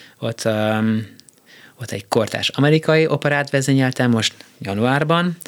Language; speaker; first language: Hungarian; early bilingual, heritage; Hungarian